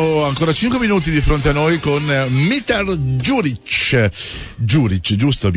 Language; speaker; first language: Italian; native; Italian